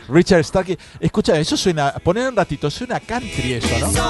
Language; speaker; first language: Spanish; native; Spanish